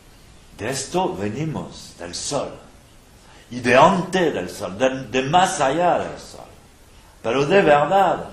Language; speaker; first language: Spanish; non-native, fluent; French